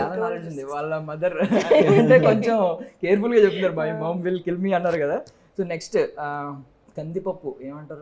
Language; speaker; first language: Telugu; native; Telugu